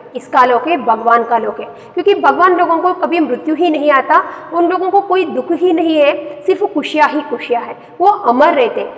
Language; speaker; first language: Hindi; non-native, local second language; Kannada